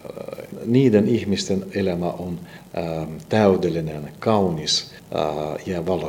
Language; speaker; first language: Finnish; non-native, fluent; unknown